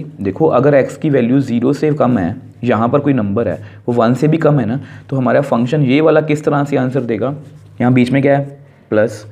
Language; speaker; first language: Hindi; native; Hindi